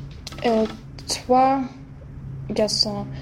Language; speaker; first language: French; non-native, learner; Swedish